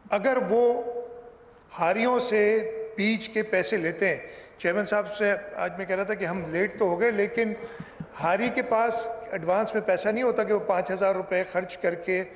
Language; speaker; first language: Urdu; non-native, local second language; Sindhi